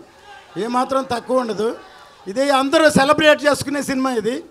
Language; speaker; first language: Telugu; native; Telugu